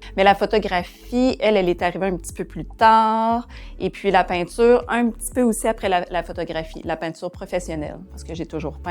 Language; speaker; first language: French; native; French